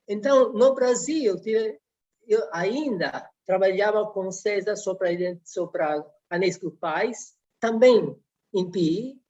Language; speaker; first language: Portuguese; non-native, fluent; Italian